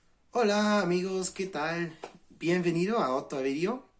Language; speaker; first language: Spanish; non-native, fluent; English